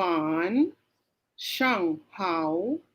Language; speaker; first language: Chinese; non-native, learner; Filipino